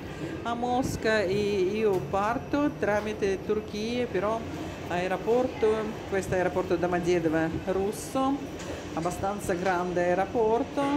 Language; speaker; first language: Italian; non-native, learner; Russian